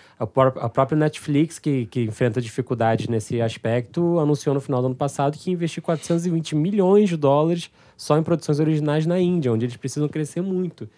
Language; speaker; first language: Portuguese; native; Portuguese